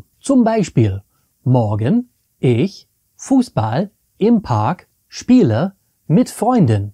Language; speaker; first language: German; non-native, fluent; English